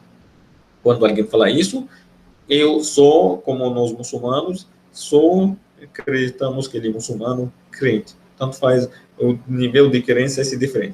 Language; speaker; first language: Portuguese; non-native, fluent; Arabic